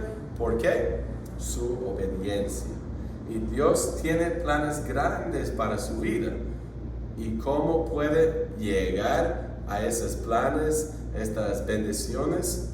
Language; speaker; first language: Spanish; non-native, fluent; English